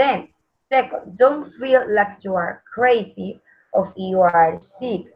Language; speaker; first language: English; non-native, learner; Spanish